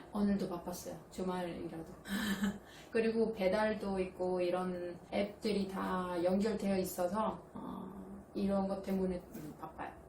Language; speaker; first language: Korean; non-native, fluent; Italian